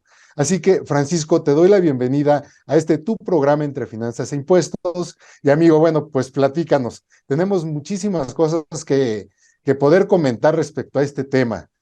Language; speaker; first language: Spanish; native; Spanish